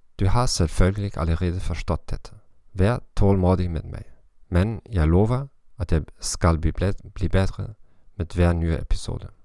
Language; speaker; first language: Norwegian; non-native, learner; German